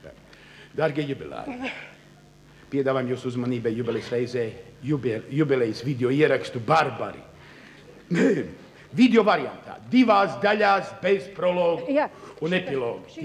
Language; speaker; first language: Latvian; native; Latvian